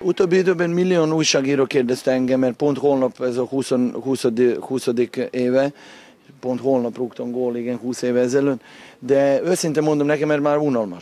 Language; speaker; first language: Hungarian; non-native, fluent; Serbian